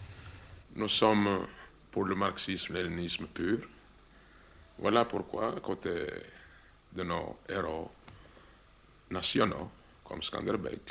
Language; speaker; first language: French; non-native, fluent; Albanian